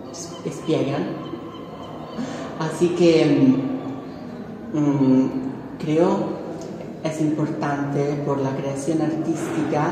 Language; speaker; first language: Spanish; non-native, fluent; Italian